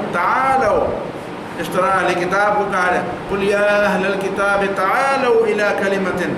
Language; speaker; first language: Urdu; non-native, local second language; Pashto